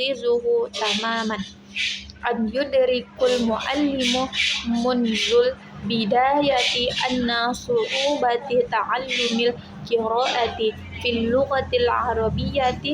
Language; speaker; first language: Arabic; non-native, learner; Indonesian